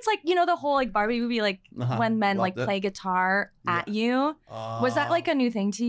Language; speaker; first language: English; native; English